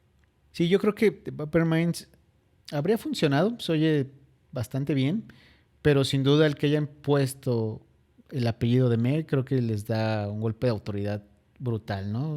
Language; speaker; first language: Spanish; native; Spanish